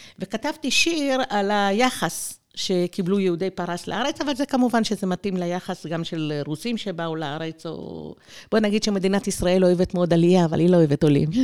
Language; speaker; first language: Hebrew; early bilingual, other home language; Persian